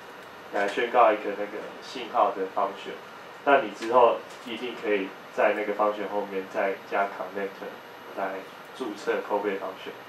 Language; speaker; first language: Chinese; native; Chinese